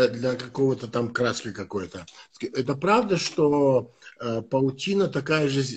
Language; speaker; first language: Russian; non-native, fluent; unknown